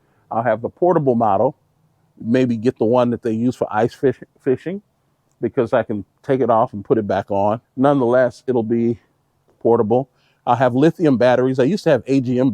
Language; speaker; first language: English; native; English